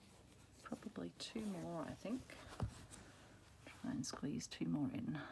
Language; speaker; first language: English; native; English